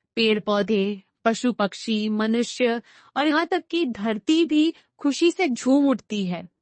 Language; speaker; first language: Hindi; non-native, local second language; Telugu